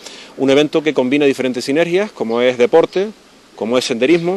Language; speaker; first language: Spanish; native; Spanish